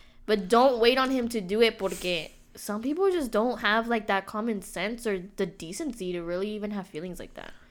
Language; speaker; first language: English; early bilingual, other home language; Spanish